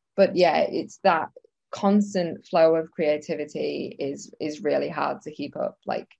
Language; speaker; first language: English; native; English